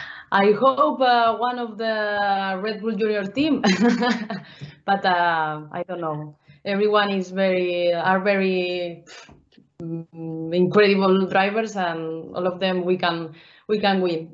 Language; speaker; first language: English; non-native, learner; Spanish